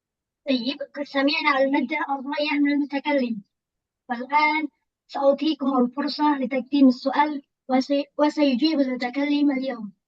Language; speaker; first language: Arabic; non-native, learner; Indonesian